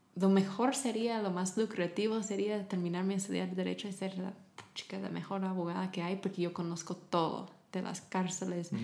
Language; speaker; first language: Spanish; non-native, fluent; English